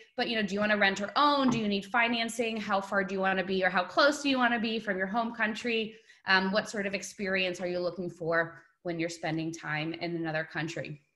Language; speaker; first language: English; native; English